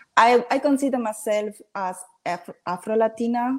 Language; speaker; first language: English; non-native, learner; Spanish